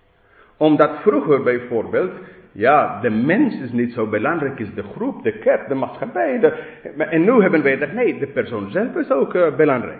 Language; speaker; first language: Dutch; non-native, fluent; English